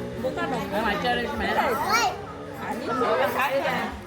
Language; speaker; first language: Korean; non-native, learner; Vietnamese